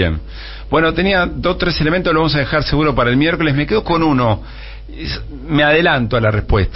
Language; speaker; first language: Spanish; native; Spanish